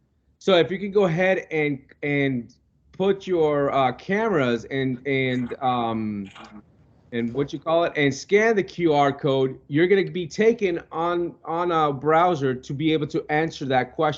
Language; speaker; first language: English; non-native, local second language; Spanish